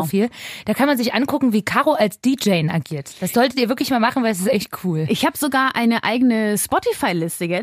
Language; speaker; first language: German; native; German